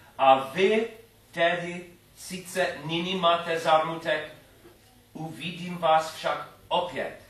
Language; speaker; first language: Czech; non-native, learner; English